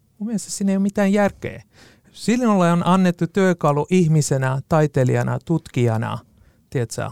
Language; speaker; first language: Finnish; non-native, fluent; Kurdish